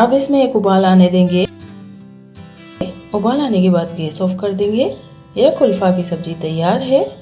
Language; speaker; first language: Hindi; native; Hindi